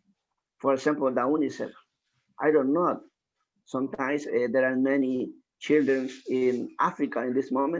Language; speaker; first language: English; non-native, learner; Spanish